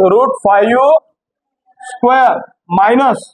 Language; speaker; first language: Hindi; non-native, local second language; Marathi